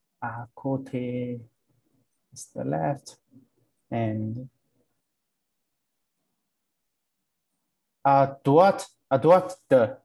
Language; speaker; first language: French; non-native, learner; English